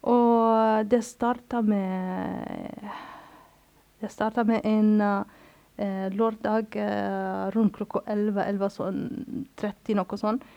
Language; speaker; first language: Norwegian; non-native, fluent; Arabic